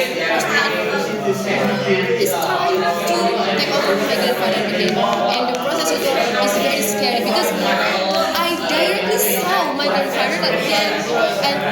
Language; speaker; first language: English; non-native, learner; Indonesian